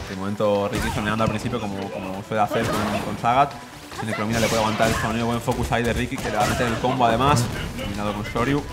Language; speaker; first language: Spanish; native; Spanish